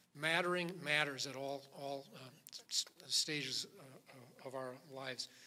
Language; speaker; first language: English; native; English